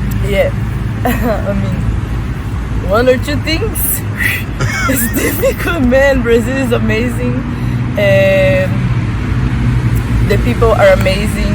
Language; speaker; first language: English; non-native, fluent; Portuguese